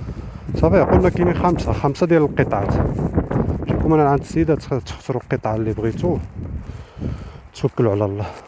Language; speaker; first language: Arabic; native; Arabic